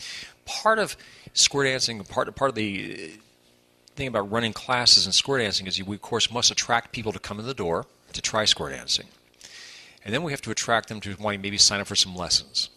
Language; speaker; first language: English; native; English